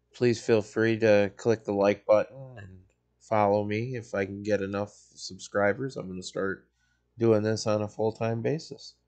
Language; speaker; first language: English; native; English